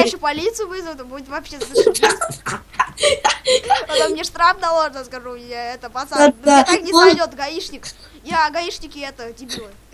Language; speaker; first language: Russian; native; Russian